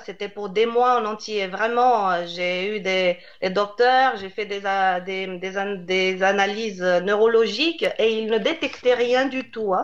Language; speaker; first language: French; non-native, fluent; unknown